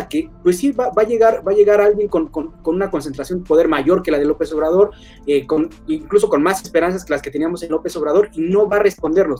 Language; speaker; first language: Spanish; native; Spanish